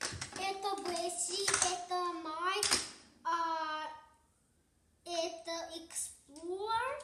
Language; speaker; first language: Russian; early bilingual, heritage; English